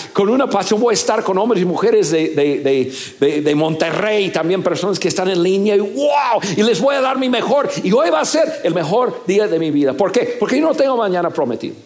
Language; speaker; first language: Spanish; non-native, fluent; English